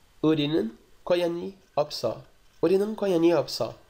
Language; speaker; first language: Korean; non-native, fluent; Portuguese